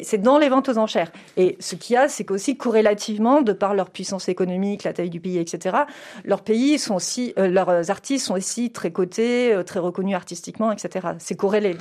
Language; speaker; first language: French; native; French